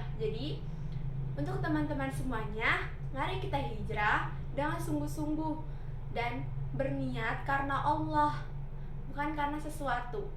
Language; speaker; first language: Indonesian; native; Indonesian